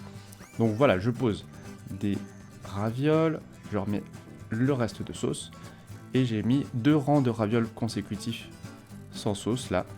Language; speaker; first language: French; native; French